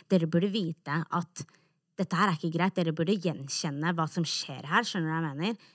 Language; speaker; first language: Norwegian; native; Norwegian